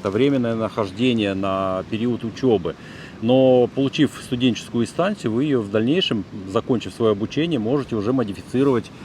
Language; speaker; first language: Russian; native; Russian